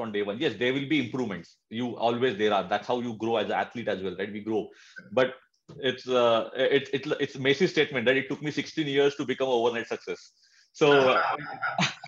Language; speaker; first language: English; non-native, local second language; Marathi